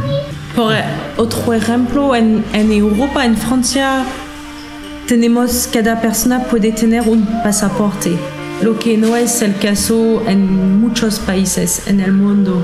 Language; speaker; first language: Spanish; non-native, learner; French